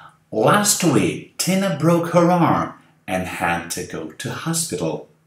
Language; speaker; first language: English; non-native, fluent; Portuguese